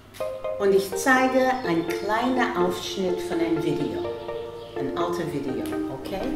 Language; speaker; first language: German; non-native, fluent; English